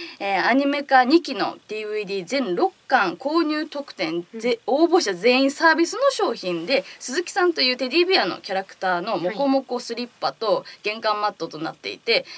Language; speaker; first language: Japanese; native; Japanese